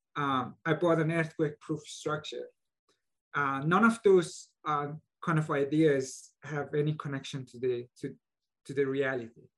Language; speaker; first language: English; non-native, fluent; Persian